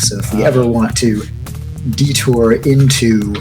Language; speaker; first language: English; native; English